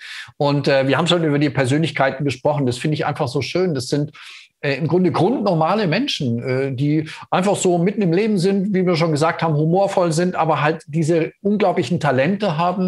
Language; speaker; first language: German; native; German